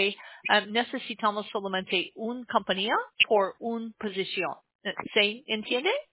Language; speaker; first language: Spanish; non-native, learner; English